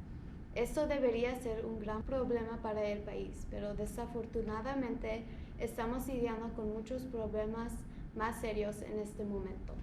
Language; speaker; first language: Spanish; non-native, learner; English